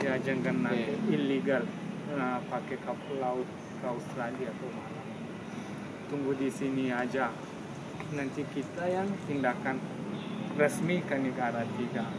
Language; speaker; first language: Indonesian; non-native, learner; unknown